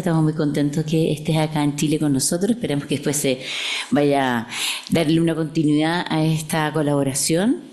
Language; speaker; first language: Spanish; native; Spanish